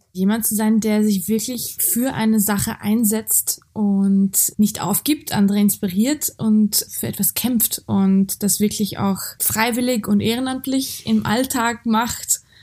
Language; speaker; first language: German; early bilingual, other home language; Georgian